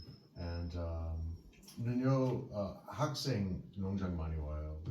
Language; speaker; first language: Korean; non-native, learner; English